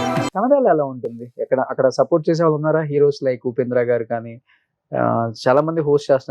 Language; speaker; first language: Telugu; native; Telugu